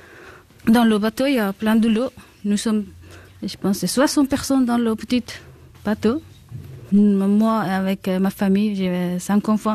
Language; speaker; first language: French; non-native, learner; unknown